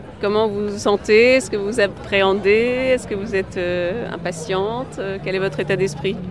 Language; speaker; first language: French; native; French